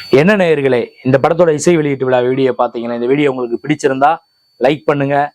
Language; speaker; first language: Tamil; native; Tamil